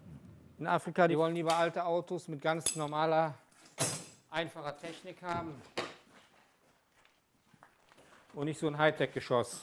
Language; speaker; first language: German; native; German